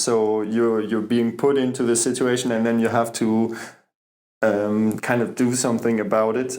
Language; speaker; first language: English; non-native, fluent; German